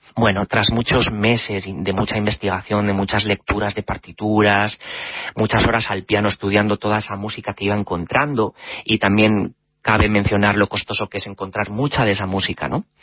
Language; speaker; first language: Spanish; native; Spanish